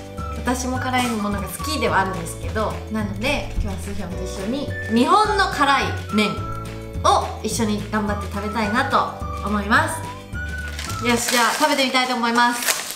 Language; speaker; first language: Japanese; native; Japanese